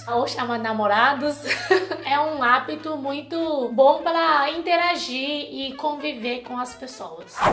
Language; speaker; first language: Portuguese; non-native, fluent; Chinese